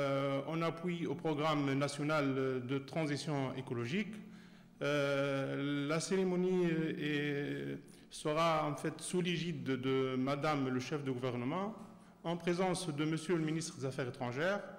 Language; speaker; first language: French; non-native, local second language; Arabic